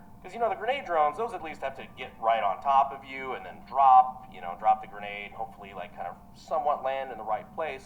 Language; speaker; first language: English; native; English